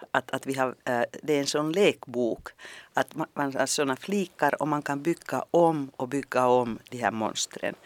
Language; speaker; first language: Swedish; non-native, fluent; Finnish